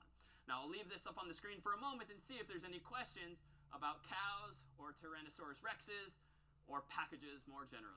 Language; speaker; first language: English; native; English